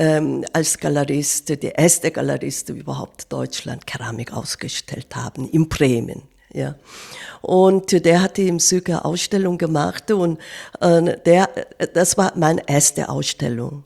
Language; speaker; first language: German; non-native, fluent; Korean